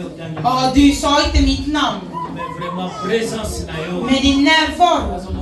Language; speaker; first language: Swedish; non-native, learner; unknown